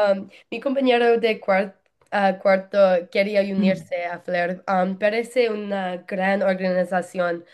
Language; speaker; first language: Spanish; non-native, learner; English